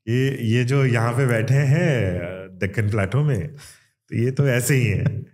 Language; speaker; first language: Hindi; non-native, local second language; Kannada